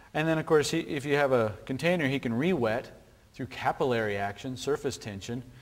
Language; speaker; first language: English; native; English